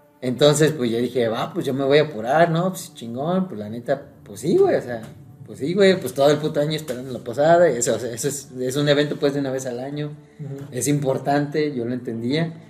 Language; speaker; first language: Spanish; native; Spanish